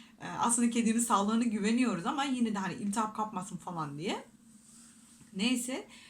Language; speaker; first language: Turkish; non-native, fluent; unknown